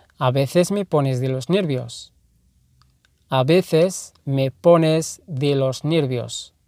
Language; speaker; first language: Spanish; non-native, fluent; Arabic